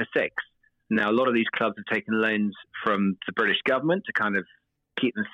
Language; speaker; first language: English; native; English